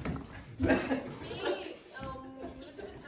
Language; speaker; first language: English; non-native, learner; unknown